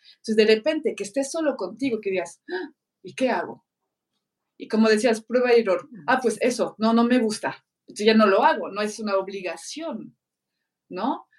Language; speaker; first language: Spanish; non-native, fluent; French